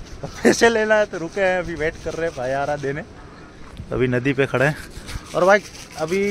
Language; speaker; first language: Hindi; non-native, local second language; Gujarati